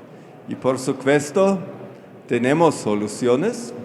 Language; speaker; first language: Spanish; non-native, fluent; German